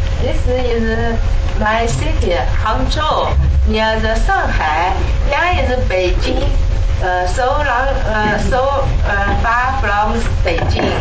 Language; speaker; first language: English; non-native, learner; Chinese